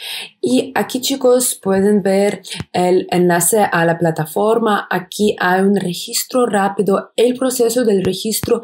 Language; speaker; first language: Spanish; non-native, fluent; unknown